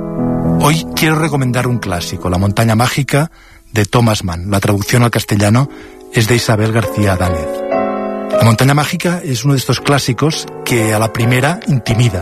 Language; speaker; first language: Spanish; native; Spanish